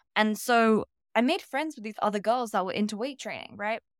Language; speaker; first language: English; native; English